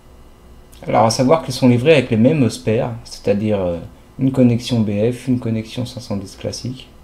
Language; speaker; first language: French; native; French